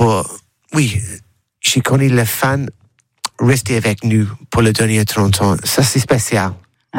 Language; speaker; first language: French; non-native, learner; English